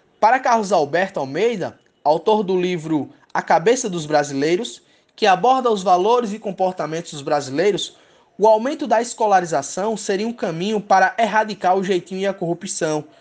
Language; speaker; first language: Portuguese; native; Portuguese